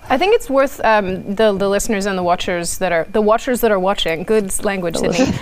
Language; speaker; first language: English; native; English